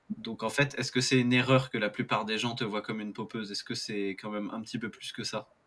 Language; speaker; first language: French; native; French